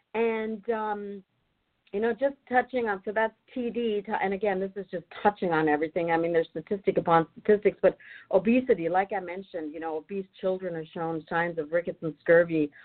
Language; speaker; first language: English; non-native, fluent; German